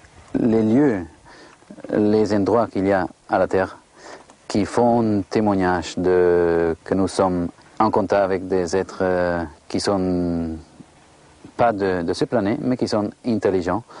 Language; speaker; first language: French; non-native, fluent; Spanish